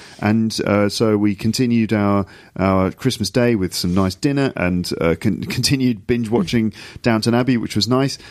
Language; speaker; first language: English; native; English